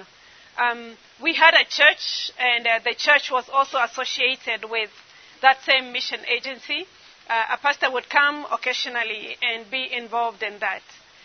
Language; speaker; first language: English; non-native, local second language; Kamba